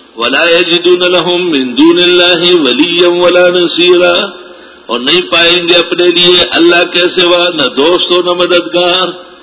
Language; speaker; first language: Urdu; non-native, local second language; Pashto